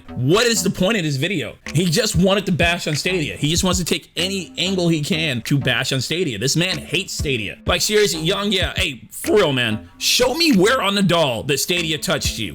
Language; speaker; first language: English; native; English